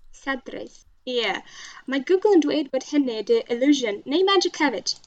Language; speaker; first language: Welsh; non-native, fluent; Russian